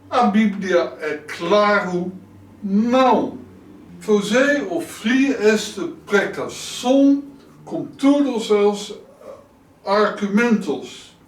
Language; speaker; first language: Portuguese; non-native, learner; Dutch